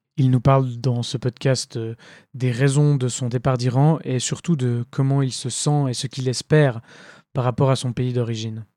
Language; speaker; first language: French; native; French